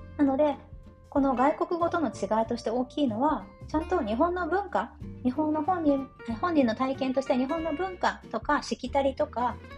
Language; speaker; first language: Japanese; native; Japanese